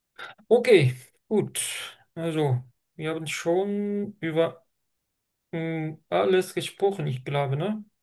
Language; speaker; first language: German; non-native, fluent; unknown